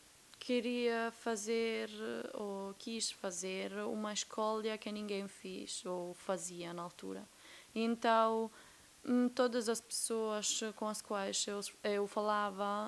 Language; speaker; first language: Portuguese; non-native, fluent; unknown